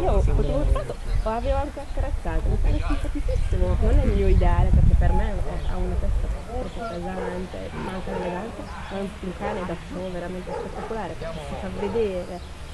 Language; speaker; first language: Italian; non-native, learner; Hungarian